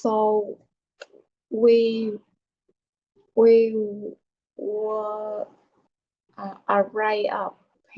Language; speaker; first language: English; non-native, learner; Vietnamese